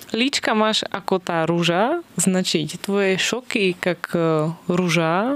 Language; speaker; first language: Russian; non-native, fluent; Slovak